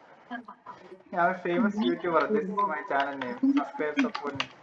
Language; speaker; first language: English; non-native, local second language; Malayalam